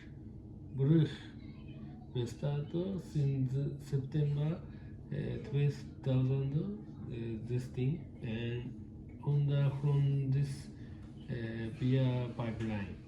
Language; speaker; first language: Dutch; non-native, learner; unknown